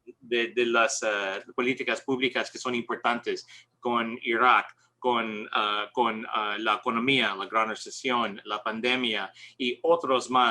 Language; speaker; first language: Spanish; non-native, learner; English